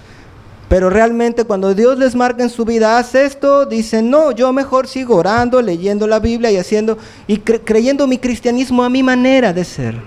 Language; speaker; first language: Spanish; native; Spanish